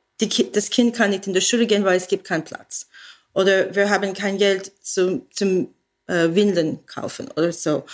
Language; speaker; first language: German; non-native, learner; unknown